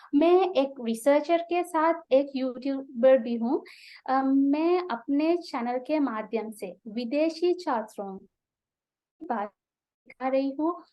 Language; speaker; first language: Hindi; non-native, fluent; Sinhala